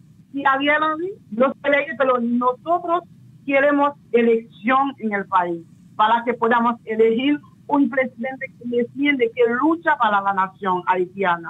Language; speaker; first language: Spanish; non-native, local second language; Haitian Creole